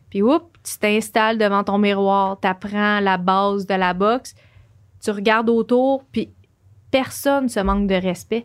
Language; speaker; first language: French; native; French